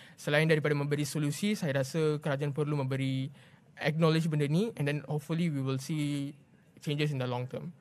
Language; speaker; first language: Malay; non-native, local second language; Tamil